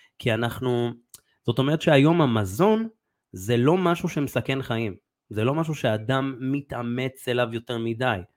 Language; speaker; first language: Hebrew; native; Hebrew